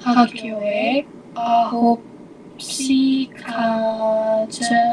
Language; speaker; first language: Korean; non-native, learner; Indonesian